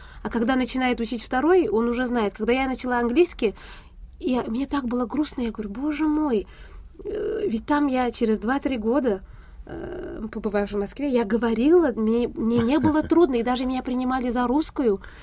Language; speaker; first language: Russian; non-native, fluent; Pashto